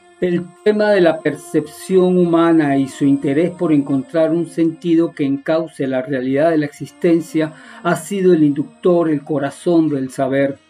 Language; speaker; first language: Spanish; native; Spanish